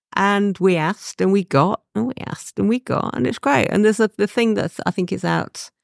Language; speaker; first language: English; native; English